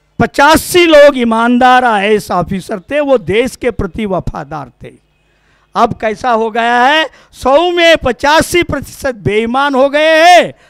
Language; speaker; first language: Hindi; non-native, local second language; Kannada